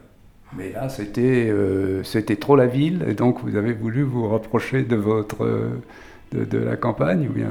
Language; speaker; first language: French; native; French